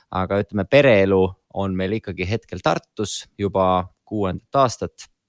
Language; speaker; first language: Estonian; native; Estonian